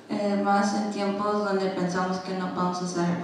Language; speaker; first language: Spanish; non-native, learner; English